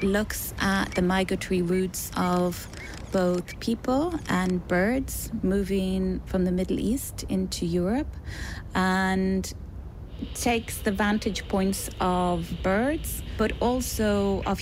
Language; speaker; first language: English; native; English